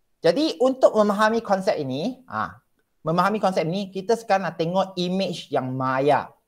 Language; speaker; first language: Malay; non-native, local second language; Chinese